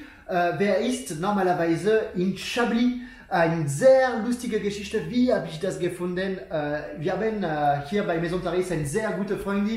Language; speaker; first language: German; non-native, learner; French